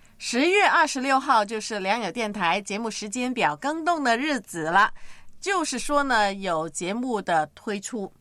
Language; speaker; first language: Chinese; non-native, local second language; Cantonese